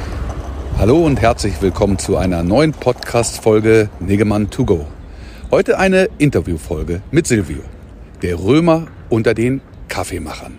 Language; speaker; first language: German; native; German